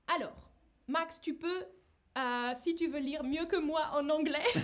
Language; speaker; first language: French; native; French